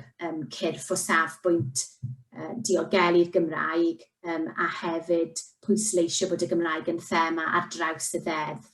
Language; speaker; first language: Welsh; native; Welsh